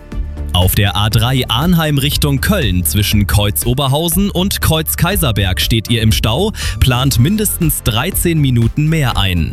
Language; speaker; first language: German; native; German